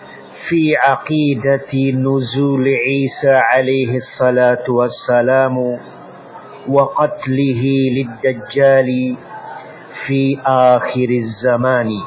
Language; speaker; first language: Arabic; non-native, fluent; Indonesian